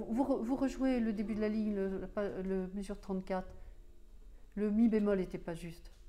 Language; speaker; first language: French; native; French